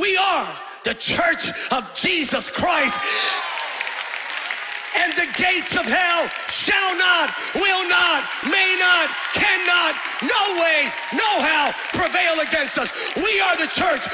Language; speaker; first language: English; early bilingual, other home language; Spanish